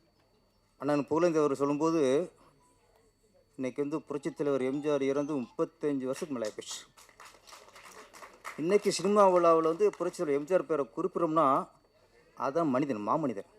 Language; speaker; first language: Tamil; native; Tamil